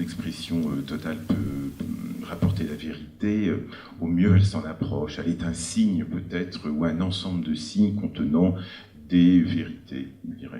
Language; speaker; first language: French; native; French